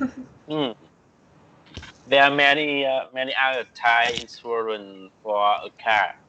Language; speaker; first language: English; non-native, learner; Vietnamese